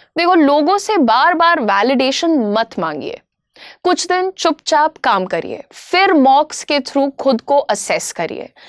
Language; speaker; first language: Hindi; native; Hindi